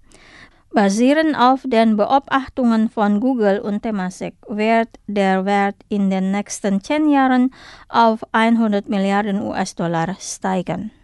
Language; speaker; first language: German; non-native, fluent; Indonesian